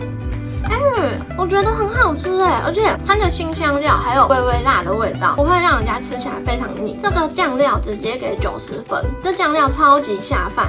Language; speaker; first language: Chinese; native; Chinese